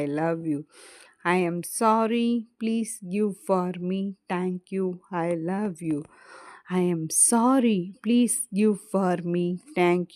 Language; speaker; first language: English; non-native, learner; Tamil